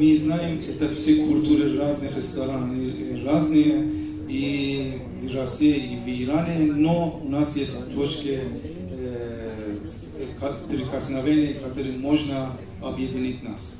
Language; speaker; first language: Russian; non-native, learner; Persian